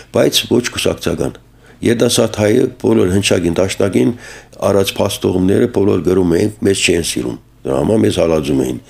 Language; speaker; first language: Armenian; early bilingual, heritage; Armenian